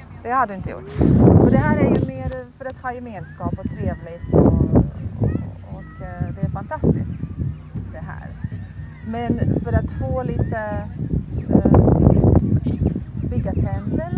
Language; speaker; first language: Swedish; non-native, fluent; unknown